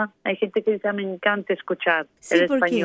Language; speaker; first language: Spanish; native; Spanish